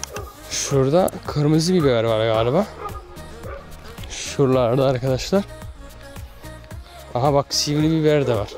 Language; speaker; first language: Turkish; early bilingual, heritage; Turkish